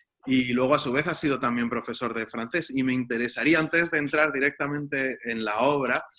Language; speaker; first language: Spanish; native; Spanish